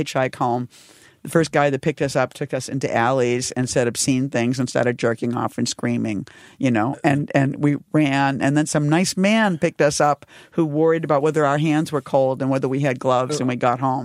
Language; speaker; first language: English; native; English